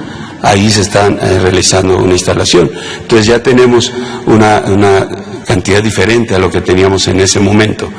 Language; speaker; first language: Spanish; native; Spanish